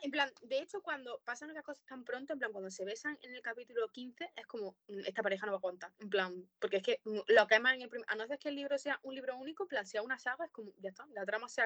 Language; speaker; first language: Spanish; native; Spanish